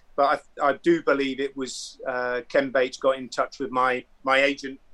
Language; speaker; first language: English; native; English